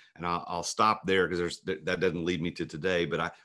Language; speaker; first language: English; native; English